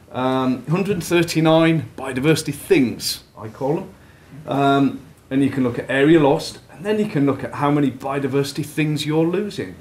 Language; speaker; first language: English; native; English